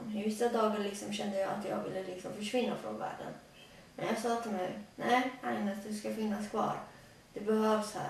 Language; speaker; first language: Swedish; early bilingual, other home language; Latvian